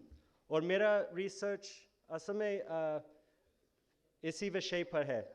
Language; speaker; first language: Hindi; non-native, fluent; English